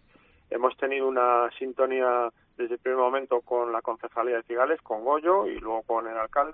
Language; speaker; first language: Spanish; native; Spanish